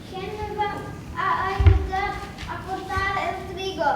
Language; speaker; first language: Spanish; non-native, learner; English